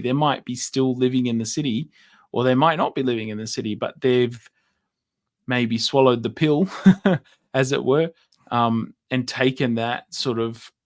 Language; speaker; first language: English; native; English